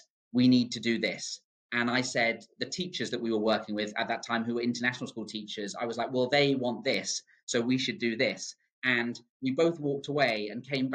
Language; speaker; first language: English; native; English